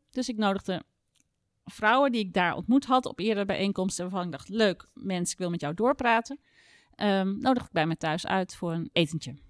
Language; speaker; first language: Dutch; native; Dutch